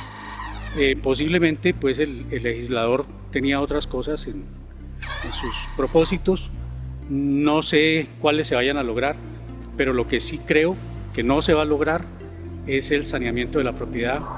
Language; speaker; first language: Spanish; native; Spanish